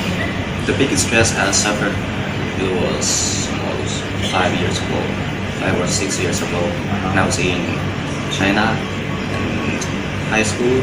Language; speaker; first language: English; non-native, learner; Chinese